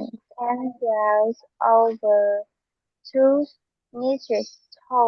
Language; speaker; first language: English; non-native, learner; Vietnamese